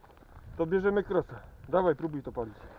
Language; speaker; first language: Polish; native; Polish